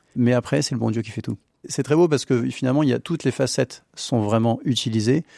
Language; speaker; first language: French; native; French